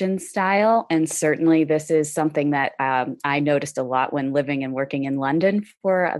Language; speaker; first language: English; native; English